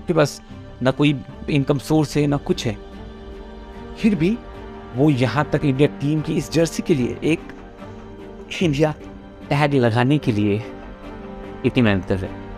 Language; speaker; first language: Hindi; native; Hindi